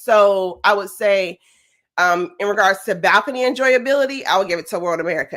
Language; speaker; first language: English; native; English